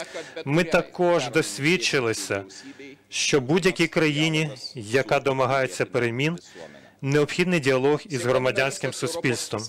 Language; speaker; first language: Ukrainian; non-native, learner; Lithuanian